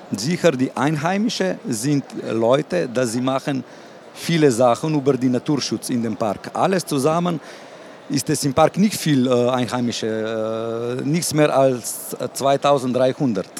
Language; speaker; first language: German; non-native, learner; Slovenian